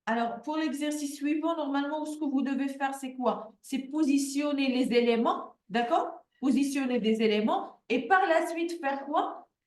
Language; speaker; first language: French; non-native, local second language; Arabic